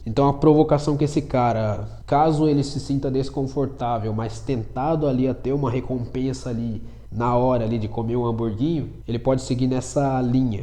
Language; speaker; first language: Portuguese; native; Portuguese